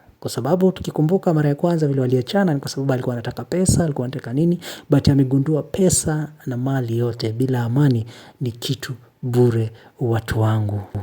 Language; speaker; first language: Swahili; native; Swahili